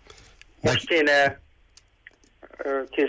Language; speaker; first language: Hungarian; non-native, local second language; Romanian